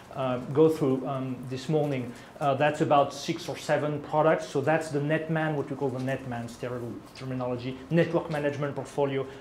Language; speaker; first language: English; non-native, fluent; French